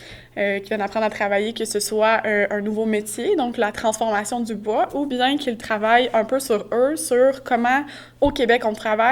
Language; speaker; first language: French; native; French